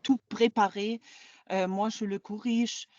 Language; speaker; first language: French; non-native, fluent; German